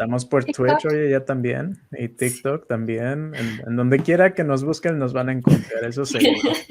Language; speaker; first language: Spanish; native; Spanish